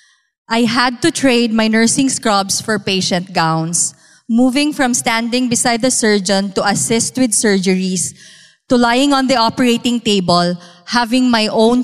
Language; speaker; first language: English; non-native, local second language; Cebuano